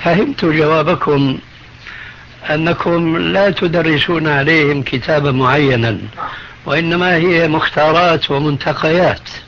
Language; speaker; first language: Arabic; non-native, fluent; Albanian